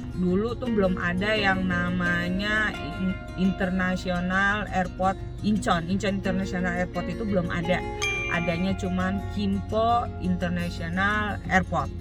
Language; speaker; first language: Indonesian; native; Indonesian